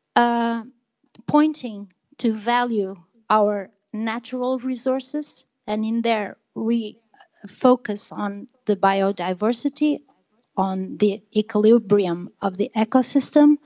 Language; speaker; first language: English; non-native, fluent; Portuguese